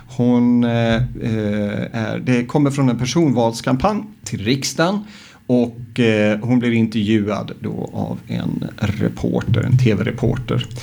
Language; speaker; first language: Swedish; native; Swedish